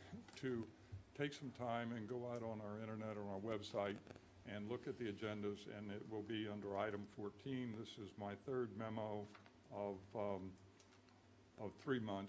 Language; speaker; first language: English; native; English